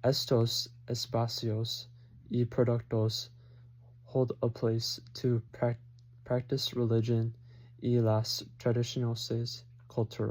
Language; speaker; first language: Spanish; non-native, learner; English